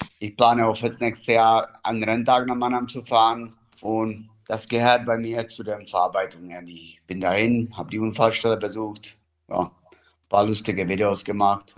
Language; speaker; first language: German; non-native, fluent; Czech